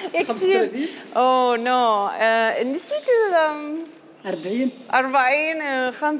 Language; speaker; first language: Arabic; non-native, learner; English